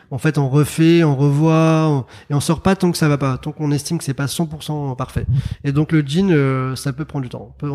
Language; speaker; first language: French; early bilingual, other home language; Arabic